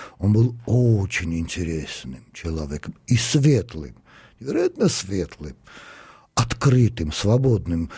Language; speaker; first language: Russian; non-native, local second language; Armenian